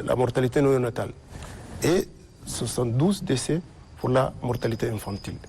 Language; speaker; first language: French; non-native, local second language; Arabic